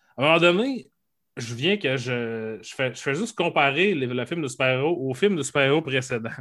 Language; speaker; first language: French; native; French